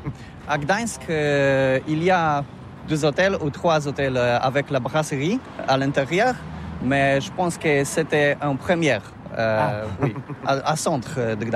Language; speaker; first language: French; non-native, learner; Polish